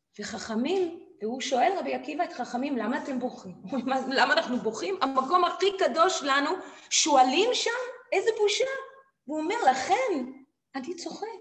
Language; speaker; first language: Hebrew; native; Hebrew